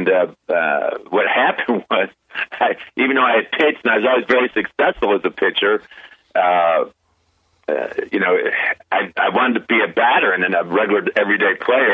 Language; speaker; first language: English; native; English